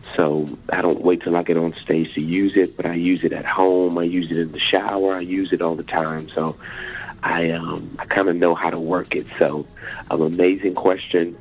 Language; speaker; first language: English; native; English